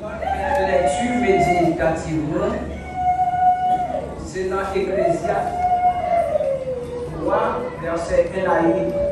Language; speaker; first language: French; non-native, local second language; Haitian Creole